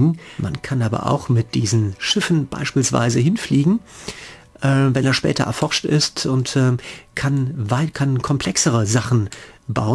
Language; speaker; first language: German; native; German